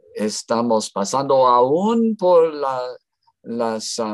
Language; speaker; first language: Spanish; non-native, fluent; English